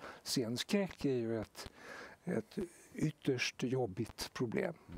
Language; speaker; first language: Swedish; native; Swedish